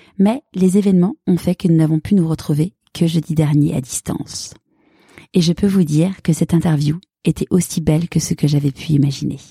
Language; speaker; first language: French; native; French